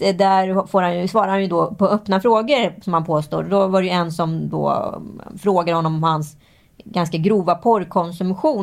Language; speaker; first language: Swedish; native; Swedish